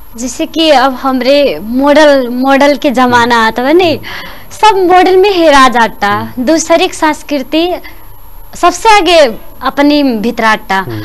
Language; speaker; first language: Bhojpuri; non-native, local second language; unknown